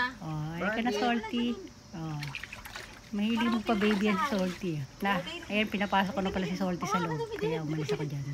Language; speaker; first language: Filipino; native; Filipino